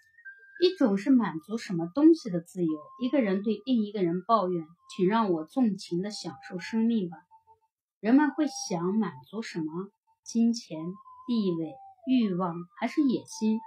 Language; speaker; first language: Chinese; native; Chinese